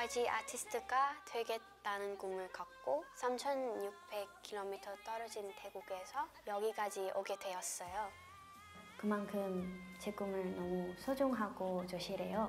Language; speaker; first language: Korean; non-native, learner; Thai